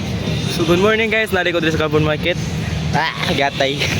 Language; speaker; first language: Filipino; non-native, local second language; Cebuano